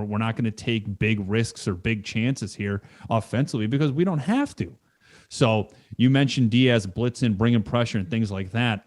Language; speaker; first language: English; native; English